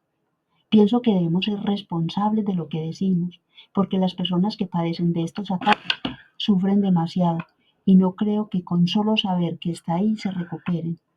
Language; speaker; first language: Spanish; native; Spanish